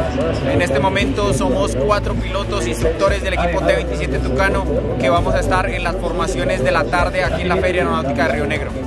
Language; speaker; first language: Spanish; native; Spanish